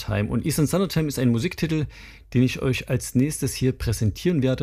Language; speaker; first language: German; native; German